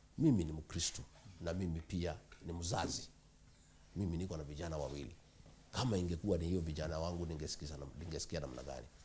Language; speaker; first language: Swahili; non-native, local second language; Kikuyu